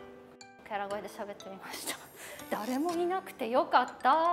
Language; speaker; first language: Japanese; native; Japanese